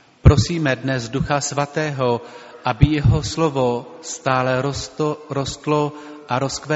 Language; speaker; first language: Czech; native; Czech